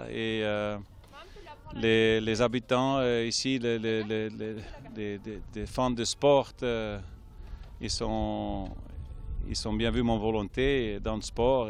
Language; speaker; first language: French; non-native, fluent; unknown